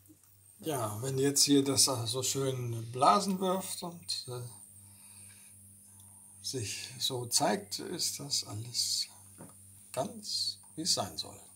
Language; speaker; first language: German; native; German